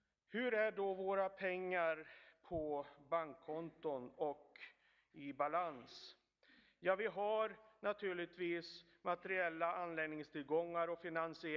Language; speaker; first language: Swedish; native; Swedish